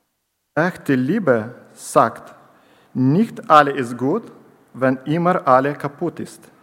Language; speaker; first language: German; non-native, learner; Ukrainian